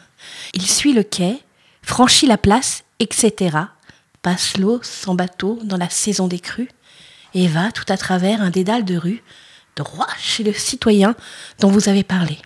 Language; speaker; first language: French; native; French